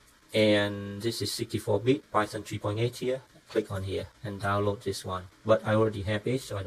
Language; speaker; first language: English; non-native, fluent; Vietnamese